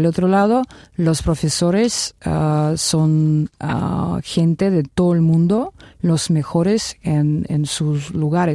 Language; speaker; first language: Spanish; non-native, fluent; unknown